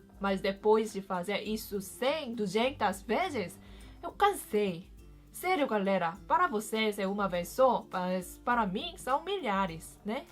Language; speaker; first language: Portuguese; non-native, fluent; Korean